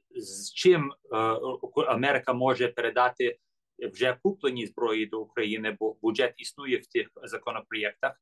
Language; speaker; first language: Ukrainian; early bilingual, heritage; English